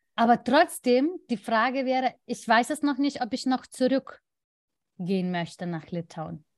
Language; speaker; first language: German; non-native, fluent; Lithuanian